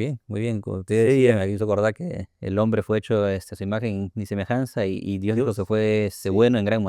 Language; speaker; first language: Spanish; native; Spanish